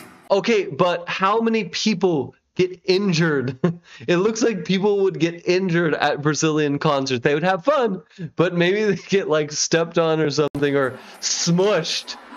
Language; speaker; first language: English; native; English